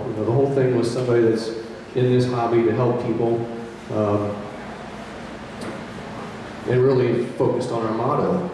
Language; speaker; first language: English; native; English